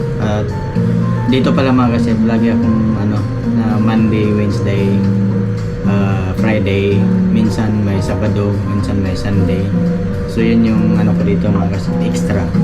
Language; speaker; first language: Filipino; non-native, local second language; Hiligaynon